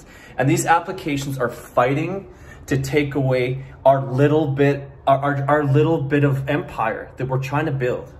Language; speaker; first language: English; native; English